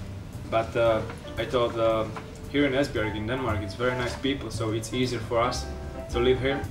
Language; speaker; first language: English; non-native, learner; Slovak